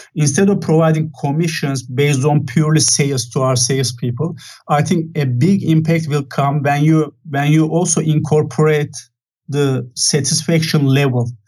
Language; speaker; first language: English; non-native, fluent; Turkish